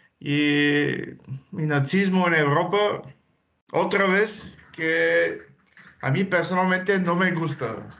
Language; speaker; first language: Spanish; non-native, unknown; Bulgarian